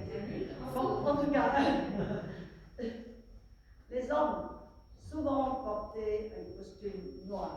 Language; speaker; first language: French; non-native, fluent; Vietnamese